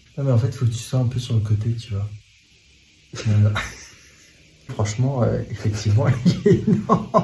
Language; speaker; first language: French; native; French